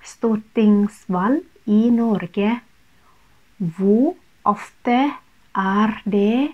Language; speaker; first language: Norwegian; non-native, fluent; Thai